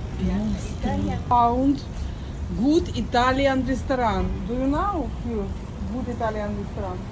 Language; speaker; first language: English; non-native, learner; Ukrainian